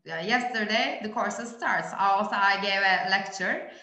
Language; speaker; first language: English; non-native, fluent; Turkish